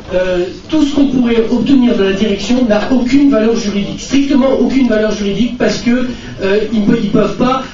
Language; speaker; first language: French; native; French